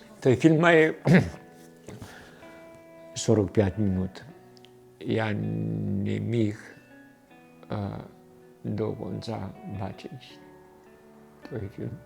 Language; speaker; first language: Ukrainian; early bilingual, heritage; Ukrainian